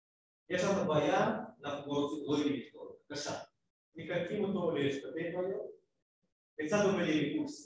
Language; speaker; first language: Hebrew; non-native, fluent; Russian